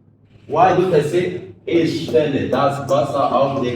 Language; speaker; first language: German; non-native, fluent; Arabic